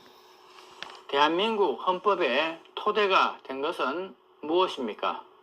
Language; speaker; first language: Korean; native; Korean